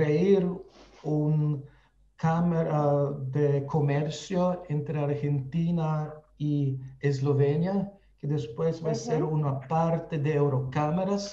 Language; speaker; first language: Spanish; non-native, fluent; Slovenian